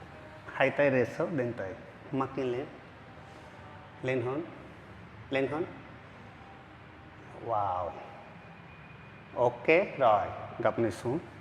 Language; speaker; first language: Vietnamese; non-native, learner; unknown